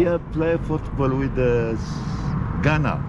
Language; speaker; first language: English; non-native, learner; Arabic